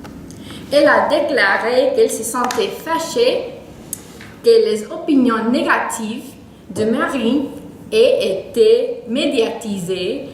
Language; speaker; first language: French; non-native, learner; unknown